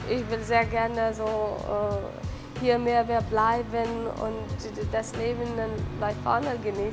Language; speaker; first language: German; non-native, learner; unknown